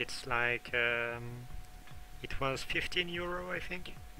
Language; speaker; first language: English; non-native, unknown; French